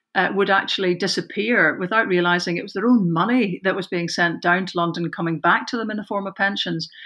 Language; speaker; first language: English; native; English